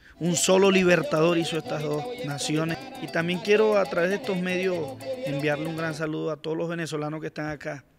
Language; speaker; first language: Spanish; native; Spanish